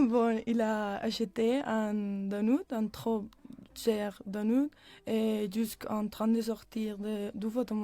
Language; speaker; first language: French; non-native, learner; Spanish